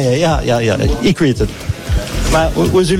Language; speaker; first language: Dutch; non-native, learner; French